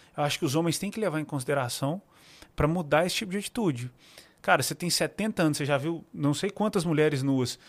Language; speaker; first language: Portuguese; native; Portuguese